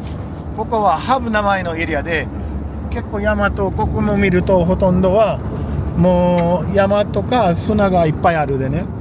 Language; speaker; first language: Japanese; non-native, fluent; Urdu